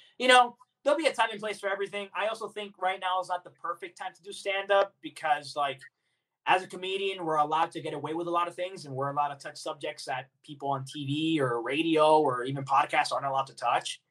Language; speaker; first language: English; early bilingual, other home language; Spanish